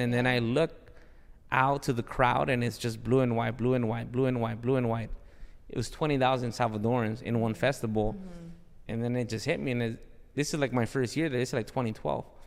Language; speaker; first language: English; early bilingual, other home language; Spanish